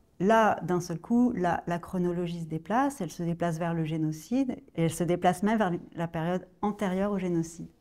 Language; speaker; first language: French; native; French